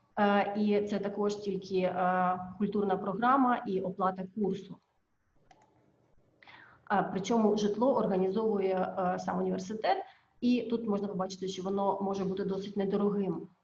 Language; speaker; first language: Ukrainian; native; Ukrainian